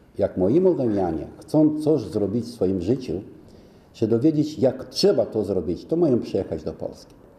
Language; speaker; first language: Polish; non-native, fluent; Romanian